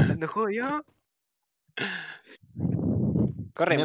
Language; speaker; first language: Spanish; native; Spanish